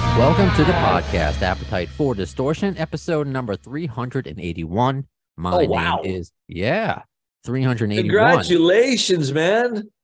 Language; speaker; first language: English; native; English